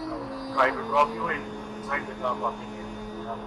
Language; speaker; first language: English; non-native, fluent; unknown